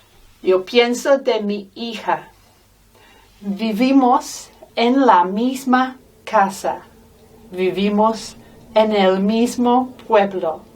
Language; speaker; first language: Spanish; non-native, fluent; English